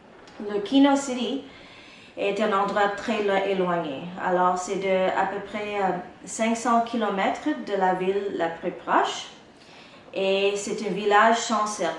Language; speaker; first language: French; non-native, local second language; English